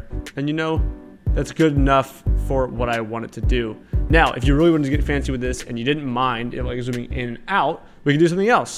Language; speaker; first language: English; native; English